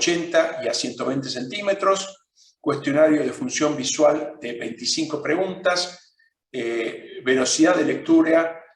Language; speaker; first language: Spanish; non-native, fluent; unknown